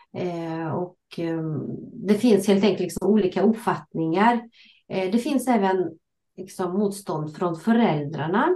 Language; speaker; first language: Swedish; non-native, fluent; Russian